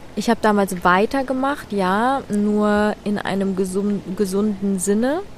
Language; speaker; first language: German; early bilingual, other home language; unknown